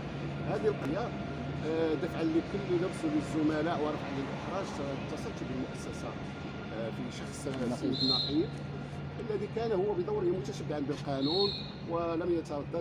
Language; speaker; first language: Arabic; native; Arabic